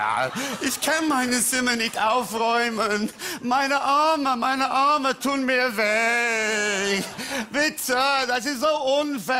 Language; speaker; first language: German; non-native, fluent; English